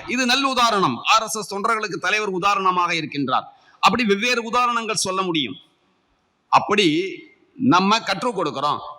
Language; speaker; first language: Tamil; native; Tamil